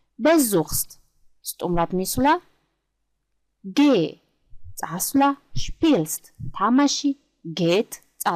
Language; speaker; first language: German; non-native, fluent; Georgian